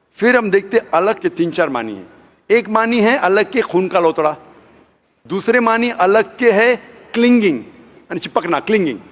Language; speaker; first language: Hindi; non-native, local second language; Konkani